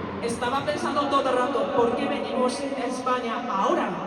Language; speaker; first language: Spanish; non-native, learner; Korean